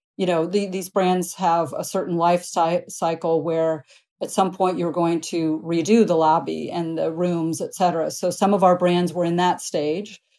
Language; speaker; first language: English; native; English